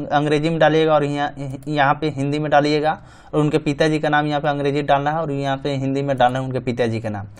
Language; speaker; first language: Hindi; native; Hindi